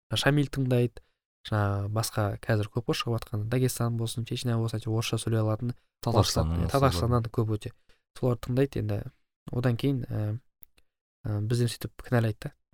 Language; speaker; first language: Kazakh; native; Kazakh